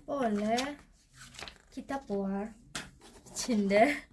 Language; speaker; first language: Turkish; non-native, learner; Indonesian